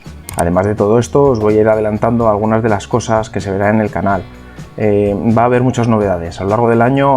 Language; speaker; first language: Spanish; native; Spanish